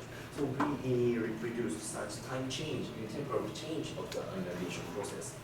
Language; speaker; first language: English; non-native, fluent; Japanese